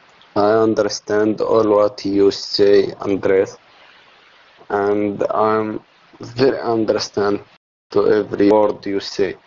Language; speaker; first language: English; non-native, learner; Arabic